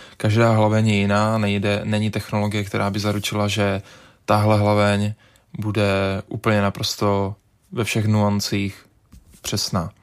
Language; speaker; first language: Czech; native; Czech